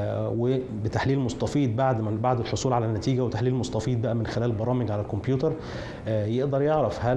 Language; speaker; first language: Arabic; native; Arabic